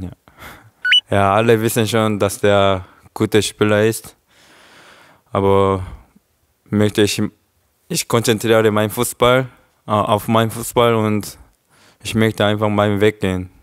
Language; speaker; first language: German; non-native, learner; Korean